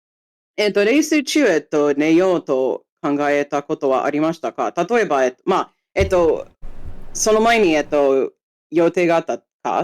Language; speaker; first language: Japanese; non-native, fluent; English